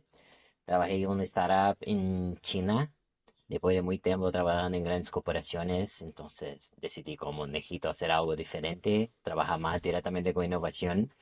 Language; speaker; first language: Spanish; non-native, local second language; Portuguese